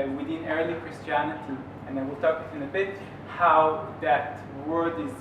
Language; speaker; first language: English; non-native, fluent; Hebrew